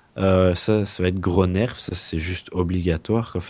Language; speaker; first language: French; native; French